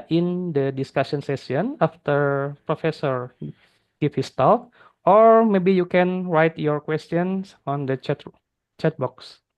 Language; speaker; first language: English; non-native, fluent; Indonesian